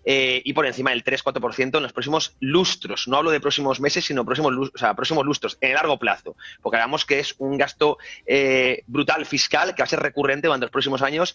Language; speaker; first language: Spanish; native; Spanish